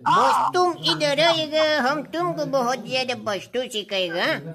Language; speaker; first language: Hindi; non-native, local second language; Pashto